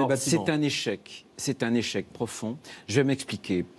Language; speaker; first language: French; native; French